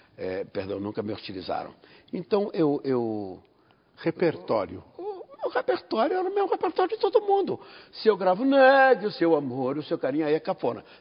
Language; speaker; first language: Portuguese; native; Portuguese